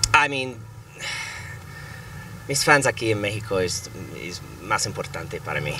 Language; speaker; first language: Spanish; non-native, learner; English